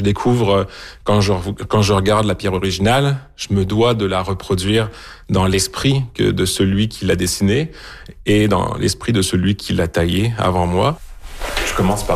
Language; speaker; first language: French; native; French